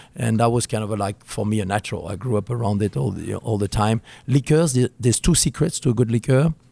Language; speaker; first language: English; non-native, fluent; French